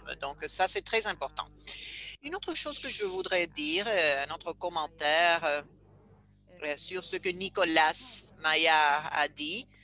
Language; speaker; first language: French; non-native, fluent; Spanish